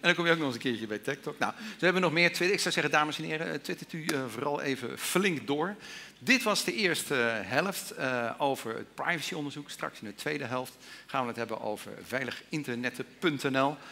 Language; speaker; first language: Dutch; native; Dutch